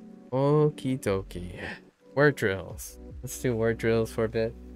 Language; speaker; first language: English; native; English